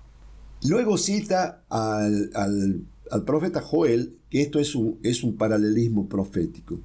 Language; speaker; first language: Spanish; native; Spanish